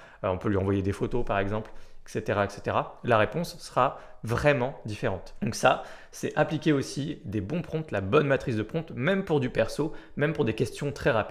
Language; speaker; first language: French; native; French